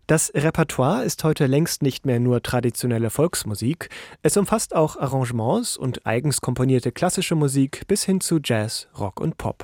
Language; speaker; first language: German; native; German